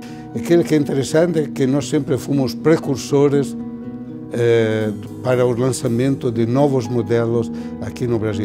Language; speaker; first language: Portuguese; non-native, fluent; Italian